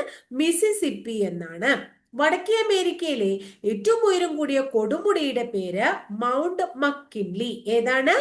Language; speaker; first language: Malayalam; native; Malayalam